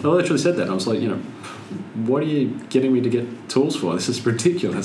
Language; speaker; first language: English; native; English